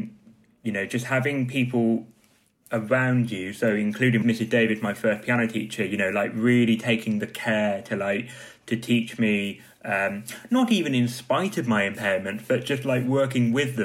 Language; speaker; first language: English; native; English